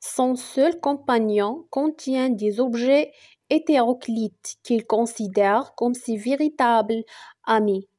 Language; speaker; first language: French; non-native, local second language; Arabic